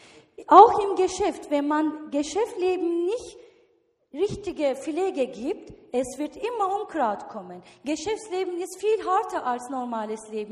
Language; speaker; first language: German; non-native, learner; Turkish